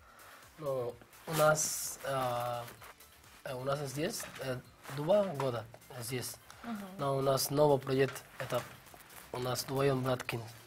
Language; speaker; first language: Russian; non-native, learner; Spanish